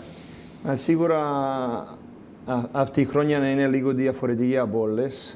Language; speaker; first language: Greek; non-native, learner; Serbian